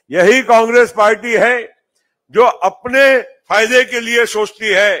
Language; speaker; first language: Hindi; non-native, local second language; Marathi